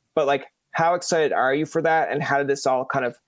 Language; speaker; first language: English; native; English